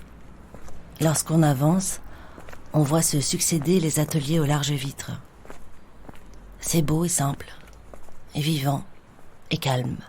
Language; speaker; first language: French; native; French